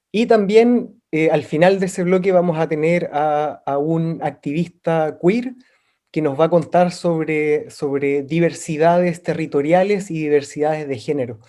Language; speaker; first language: Spanish; native; Spanish